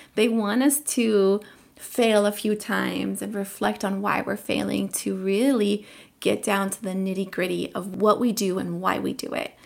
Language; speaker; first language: English; early bilingual, other home language; Spanish